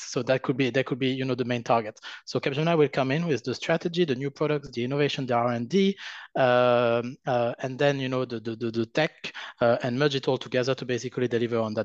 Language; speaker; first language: English; non-native, fluent; French